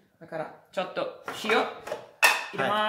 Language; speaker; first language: Japanese; non-native, learner; Italian